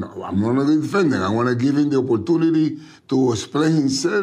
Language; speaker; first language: English; non-native, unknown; Spanish